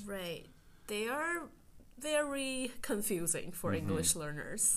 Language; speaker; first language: English; non-native, fluent; Chinese